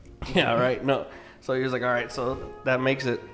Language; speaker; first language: English; native; English